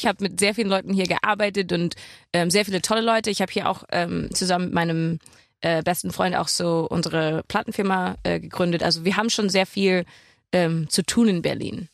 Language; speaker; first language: German; non-native, fluent; English